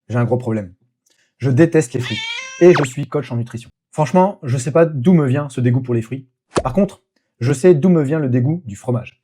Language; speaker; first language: French; native; French